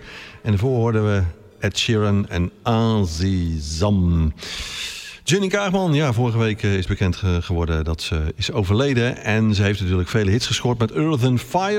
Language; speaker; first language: Dutch; native; Dutch